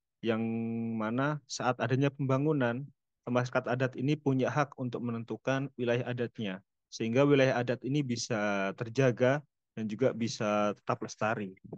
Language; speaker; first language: Indonesian; non-native, local second language; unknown